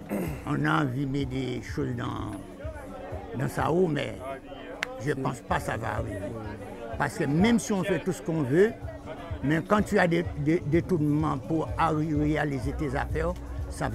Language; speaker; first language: French; non-native, local second language; Guadeloupean Creole French